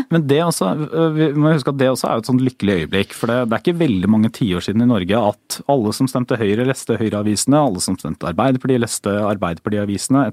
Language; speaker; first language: Norwegian; native; Norwegian